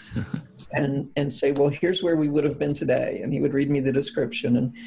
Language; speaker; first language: English; native; English